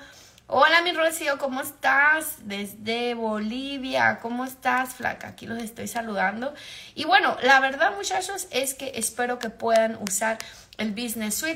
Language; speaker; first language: Spanish; native; Spanish